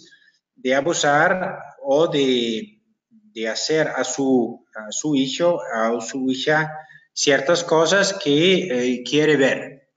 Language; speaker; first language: Spanish; non-native, fluent; German